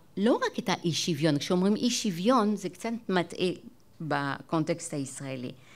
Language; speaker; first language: Hebrew; non-native, fluent; French